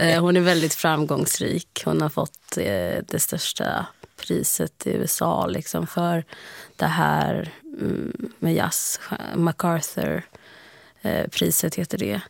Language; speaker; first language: Swedish; early bilingual, heritage; Swedish